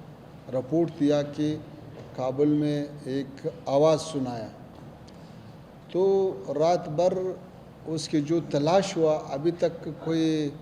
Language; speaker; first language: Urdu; non-native, fluent; Pashto